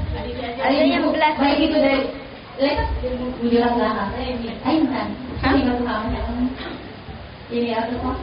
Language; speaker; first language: Indonesian; native; Indonesian